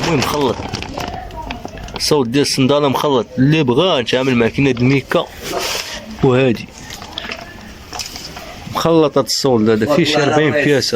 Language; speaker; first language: Arabic; native; Arabic